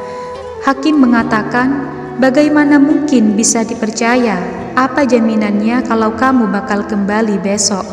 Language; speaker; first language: Indonesian; native; Indonesian